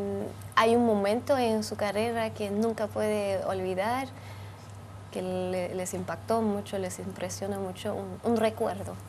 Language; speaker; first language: Spanish; non-native, fluent; Turkish